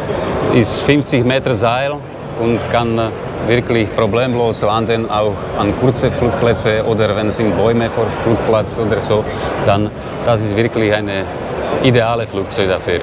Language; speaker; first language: German; non-native, learner; Slovak